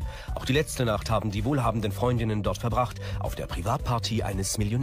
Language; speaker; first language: German; native; German